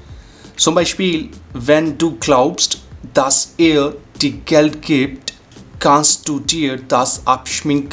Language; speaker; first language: German; non-native, fluent; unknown